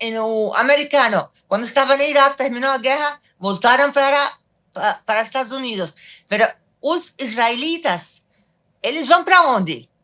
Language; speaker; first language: Portuguese; non-native, fluent; Arabic